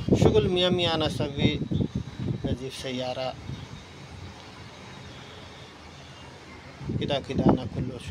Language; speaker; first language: Arabic; non-native, learner; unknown